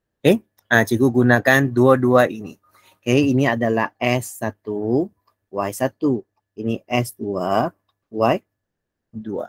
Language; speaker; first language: Malay; non-native, local second language; Chinese